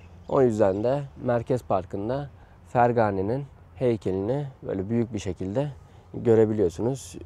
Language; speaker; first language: Turkish; native; Turkish